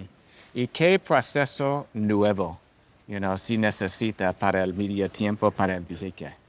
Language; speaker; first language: Spanish; non-native, learner; English